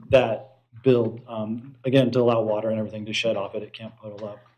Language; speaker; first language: English; native; English